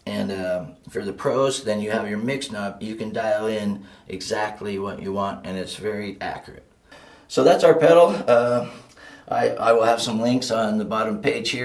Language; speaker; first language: English; native; English